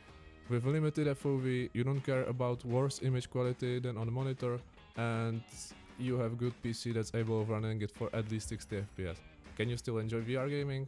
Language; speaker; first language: English; non-native, fluent; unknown